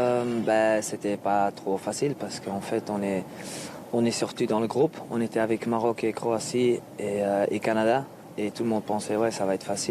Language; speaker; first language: French; non-native, local second language; Dutch